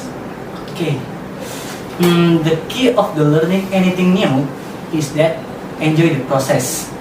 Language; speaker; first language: English; non-native, learner; Indonesian